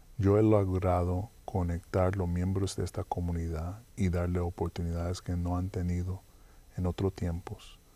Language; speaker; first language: Spanish; early bilingual, heritage; Spanish